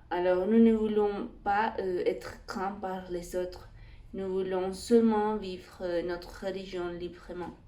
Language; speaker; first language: French; non-native, fluent; Spanish